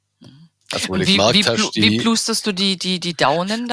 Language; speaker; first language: German; native; German